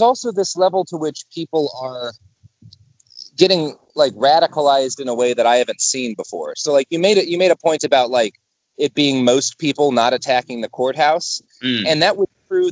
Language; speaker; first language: English; native; English